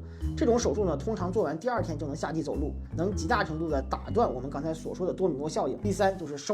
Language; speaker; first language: Chinese; native; Chinese